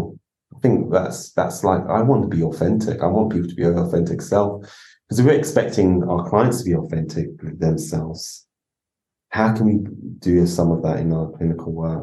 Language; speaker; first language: English; native; English